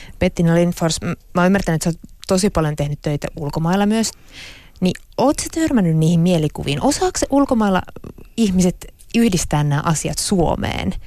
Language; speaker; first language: Finnish; native; Finnish